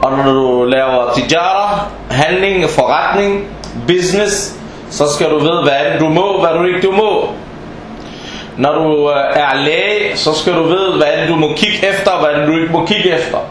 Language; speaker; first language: Danish; early bilingual, other home language; Arabic